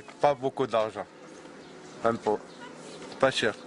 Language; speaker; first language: French; non-native, learner; Arabic